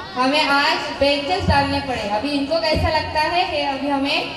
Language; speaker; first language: Hindi; non-native, local second language; Marathi